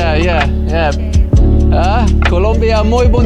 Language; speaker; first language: Spanish; non-native, learner; English